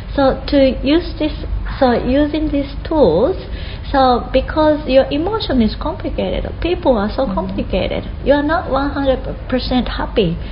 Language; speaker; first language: English; non-native, fluent; Japanese